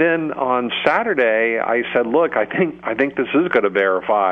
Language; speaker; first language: English; native; English